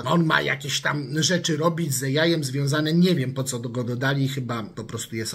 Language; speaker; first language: Polish; native; Polish